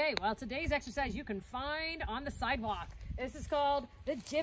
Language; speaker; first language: English; native; English